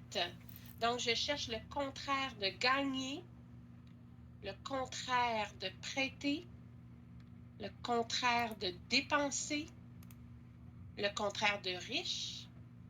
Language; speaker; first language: French; native; French